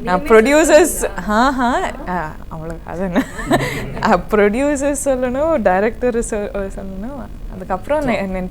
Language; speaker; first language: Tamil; non-native, learner; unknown